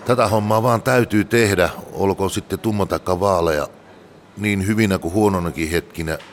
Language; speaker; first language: Finnish; native; Finnish